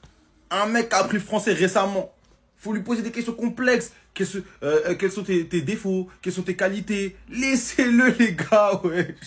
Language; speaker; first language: French; native; French